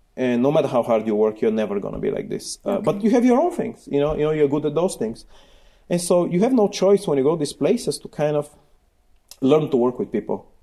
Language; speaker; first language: English; non-native, fluent; Bulgarian